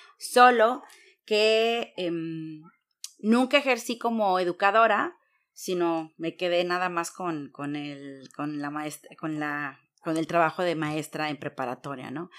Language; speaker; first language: Spanish; native; Spanish